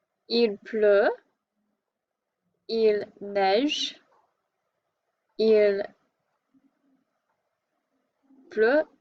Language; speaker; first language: French; non-native, fluent; English